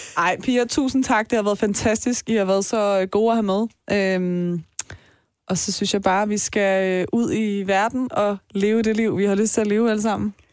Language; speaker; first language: Danish; native; Danish